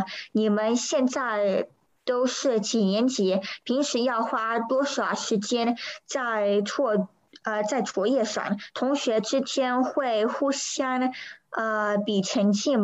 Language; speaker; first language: Chinese; early bilingual, heritage; Chinese